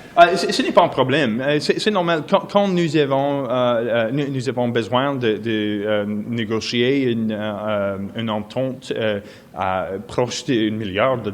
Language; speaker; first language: French; non-native, local second language; English